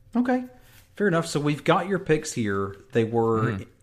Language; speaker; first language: English; native; English